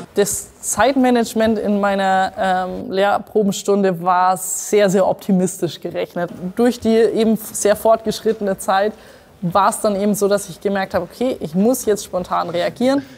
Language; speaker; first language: German; native; German